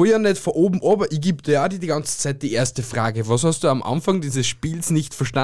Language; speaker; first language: German; native; German